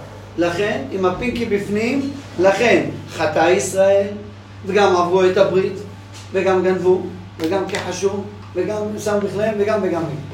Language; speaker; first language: Hebrew; non-native, fluent; English